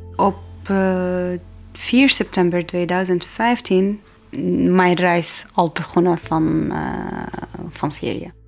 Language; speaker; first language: Dutch; non-native, fluent; Arabic